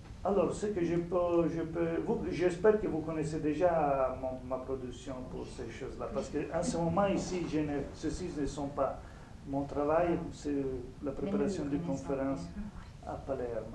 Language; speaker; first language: French; non-native, fluent; Italian